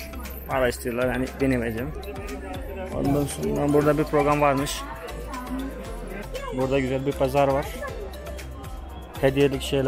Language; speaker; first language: Turkish; non-native, fluent; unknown